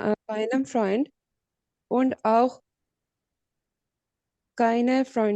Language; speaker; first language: German; non-native, learner; Urdu